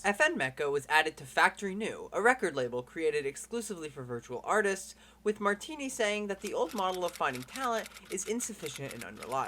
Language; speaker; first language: English; native; English